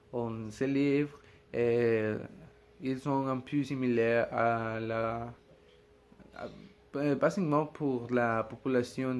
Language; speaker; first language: French; non-native, learner; Spanish